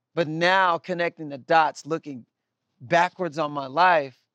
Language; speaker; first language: English; native; English